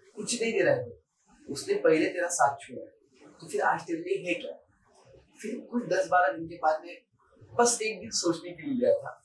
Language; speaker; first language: Hindi; non-native, local second language; Marathi